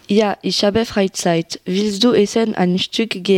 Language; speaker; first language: German; non-native, learner; French